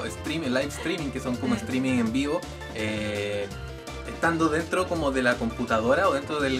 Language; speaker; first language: Spanish; native; Spanish